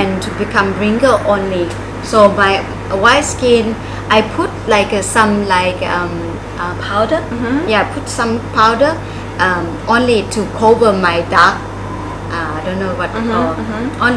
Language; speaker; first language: English; non-native, learner; Thai